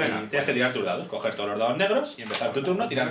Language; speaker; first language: Spanish; native; Spanish